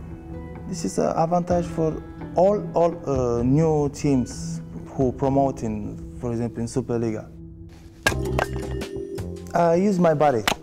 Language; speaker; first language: English; non-native, fluent; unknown